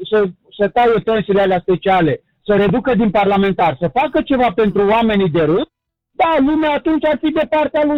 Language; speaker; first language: Romanian; native; Romanian